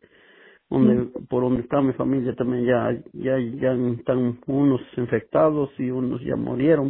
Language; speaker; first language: Spanish; native; Spanish